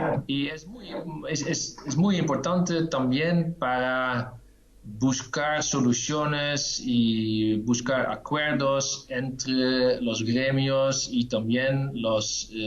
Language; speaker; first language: Spanish; non-native, fluent; Dutch